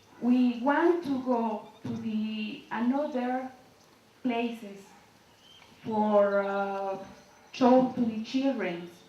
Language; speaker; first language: English; non-native, learner; Spanish